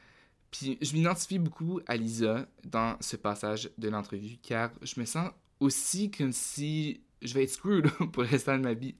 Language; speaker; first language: French; native; French